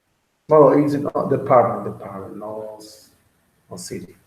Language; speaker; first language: English; non-native, learner; Spanish